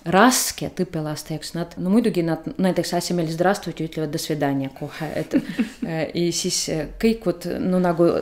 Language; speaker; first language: Estonian; non-native, learner; Russian